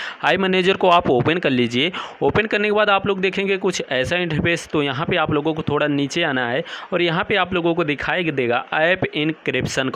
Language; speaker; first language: Hindi; native; Hindi